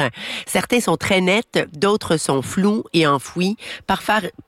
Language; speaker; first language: French; native; French